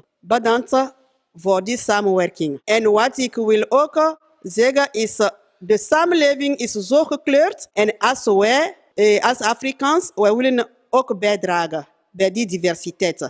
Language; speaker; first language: Dutch; non-native, fluent; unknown